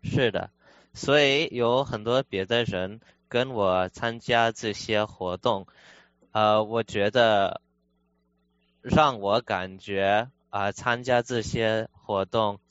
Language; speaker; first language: Chinese; early bilingual, heritage; Chinese